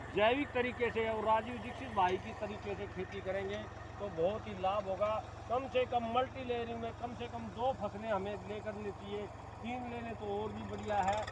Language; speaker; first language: Hindi; native; Hindi